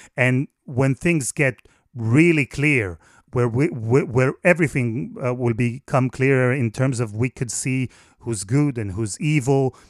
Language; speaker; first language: English; non-native, fluent; Hebrew